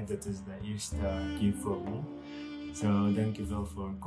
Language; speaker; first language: Dutch; non-native, learner; Arabic